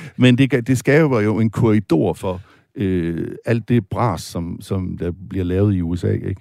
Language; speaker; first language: Danish; native; Danish